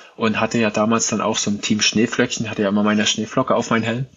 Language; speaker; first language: German; native; German